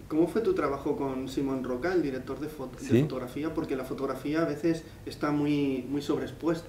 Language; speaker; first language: Spanish; native; Spanish